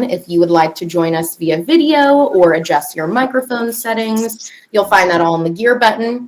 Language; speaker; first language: English; native; English